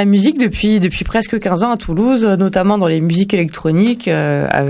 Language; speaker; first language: French; native; French